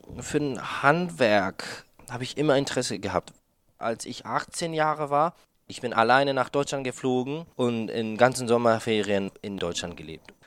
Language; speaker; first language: German; non-native, fluent; Japanese